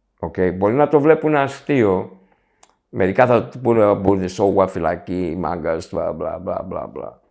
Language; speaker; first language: Greek; early bilingual, heritage; Greek